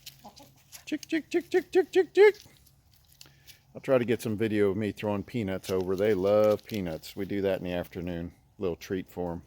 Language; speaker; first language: English; native; English